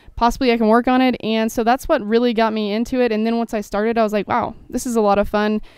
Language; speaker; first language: English; native; English